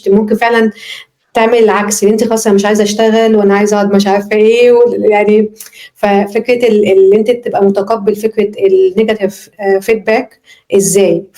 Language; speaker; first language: Arabic; native; Arabic